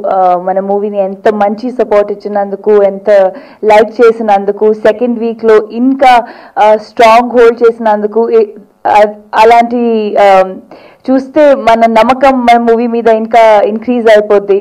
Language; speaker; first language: Telugu; non-native, local second language; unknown